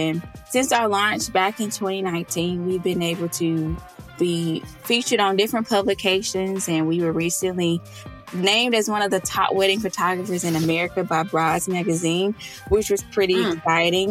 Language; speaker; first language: English; native; English